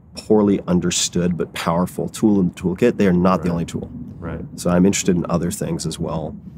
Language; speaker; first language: English; native; English